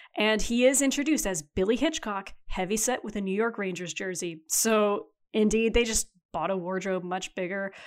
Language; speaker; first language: English; native; English